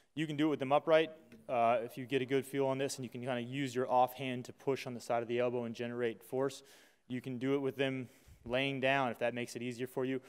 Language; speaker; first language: English; native; English